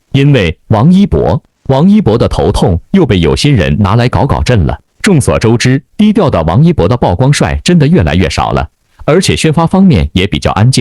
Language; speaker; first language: Chinese; native; Chinese